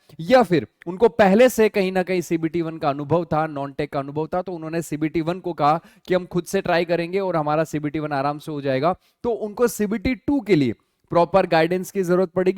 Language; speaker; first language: Hindi; native; Hindi